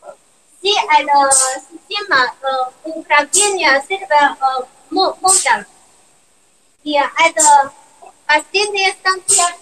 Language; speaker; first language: Russian; non-native, learner; Chinese